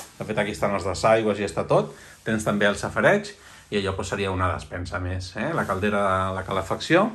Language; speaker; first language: Catalan; non-native, local second language; Spanish